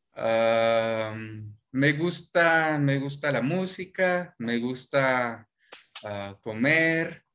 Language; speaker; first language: Spanish; non-native, fluent; French